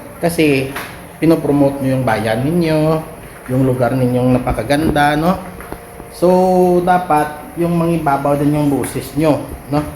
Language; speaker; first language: Filipino; non-native, local second language; Hiligaynon